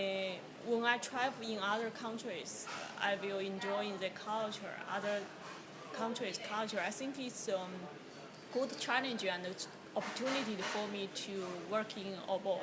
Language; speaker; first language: English; non-native, learner; Chinese